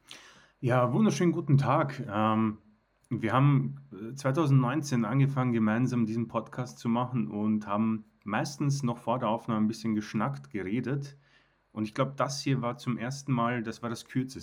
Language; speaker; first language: German; native; German